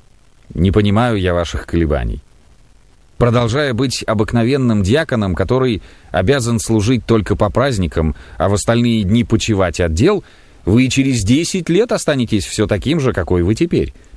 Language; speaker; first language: Russian; native; Russian